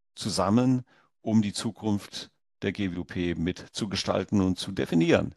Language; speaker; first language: German; early bilingual, heritage; German